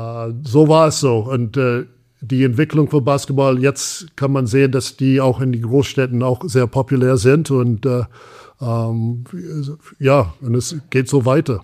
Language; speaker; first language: German; non-native, fluent; English